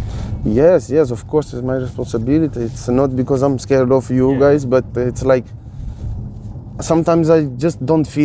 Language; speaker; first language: English; non-native, fluent; Portuguese